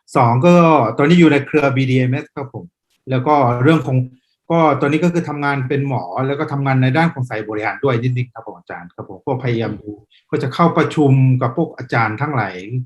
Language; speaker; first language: Thai; non-native, fluent; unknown